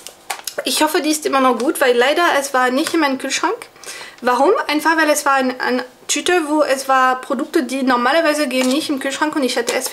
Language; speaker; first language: German; non-native, fluent; French